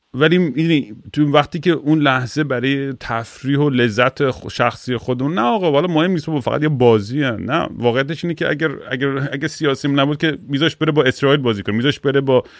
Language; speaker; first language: Persian; early bilingual, heritage; Persian